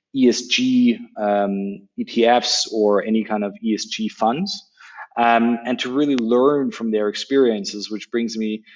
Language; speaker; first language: English; non-native, fluent; German